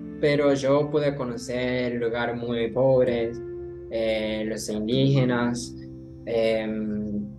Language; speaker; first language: Spanish; non-native, learner; Japanese